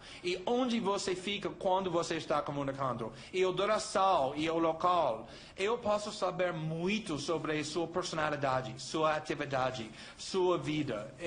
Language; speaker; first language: Portuguese; non-native, fluent; English